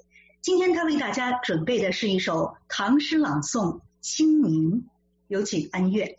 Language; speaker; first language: Chinese; native; Chinese